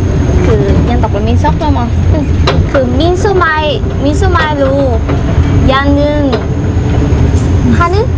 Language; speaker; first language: Korean; non-native, learner; Vietnamese